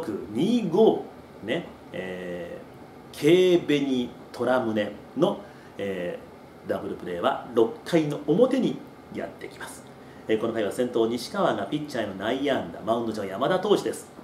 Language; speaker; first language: Japanese; native; Japanese